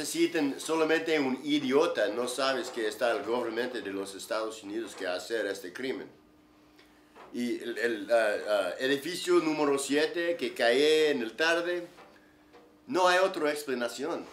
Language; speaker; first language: Spanish; non-native, learner; English